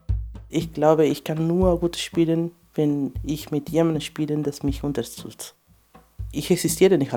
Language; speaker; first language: German; non-native, fluent; Spanish